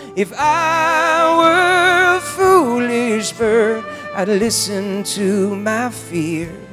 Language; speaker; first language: English; native; English